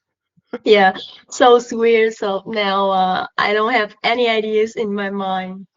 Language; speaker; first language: English; non-native, learner; Vietnamese